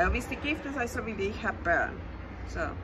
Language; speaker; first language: Danish; non-native, fluent; Spanish